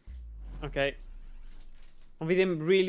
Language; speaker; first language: Welsh; native; Welsh